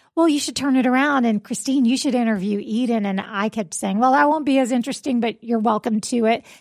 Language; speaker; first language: English; native; English